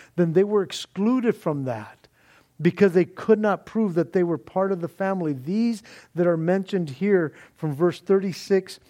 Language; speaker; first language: English; native; English